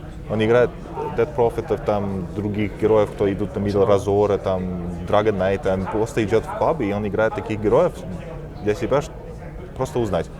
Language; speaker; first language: Russian; early bilingual, heritage; Russian